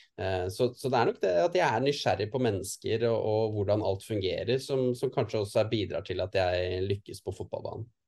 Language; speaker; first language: Norwegian; native; Norwegian